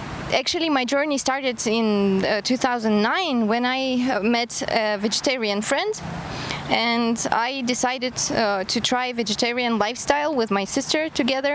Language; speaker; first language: English; non-native, fluent; Kazakh